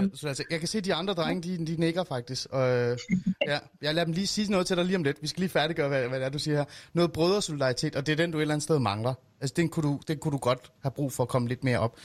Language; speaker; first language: Danish; early bilingual, other home language; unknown